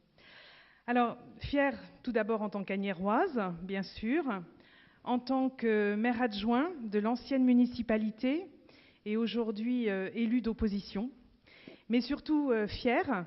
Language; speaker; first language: French; native; French